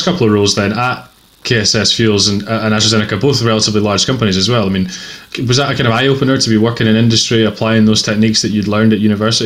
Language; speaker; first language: English; native; English